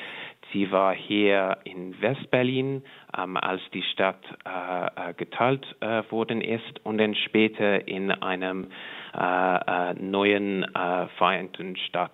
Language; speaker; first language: German; non-native, fluent; English